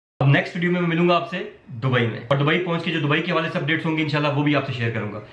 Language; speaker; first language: Urdu; native; Urdu